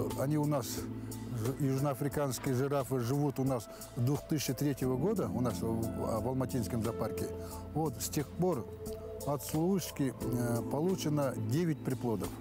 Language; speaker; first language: Russian; non-native, local second language; Kazakh